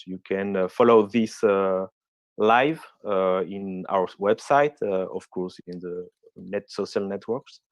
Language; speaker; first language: English; non-native, fluent; French